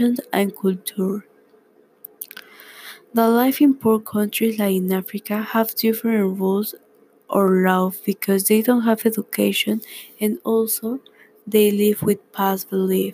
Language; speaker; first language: English; non-native, learner; Spanish